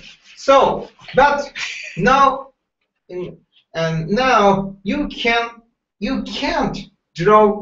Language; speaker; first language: English; non-native, learner; Japanese